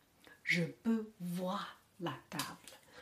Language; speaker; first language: French; non-native, learner; Chinese